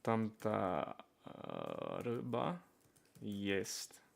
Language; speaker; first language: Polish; non-native, learner; English